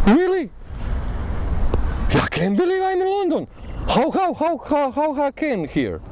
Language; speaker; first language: English; non-native, learner; Croatian